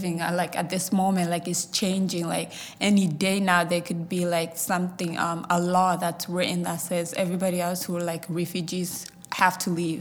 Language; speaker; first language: English; early bilingual, other home language; Somali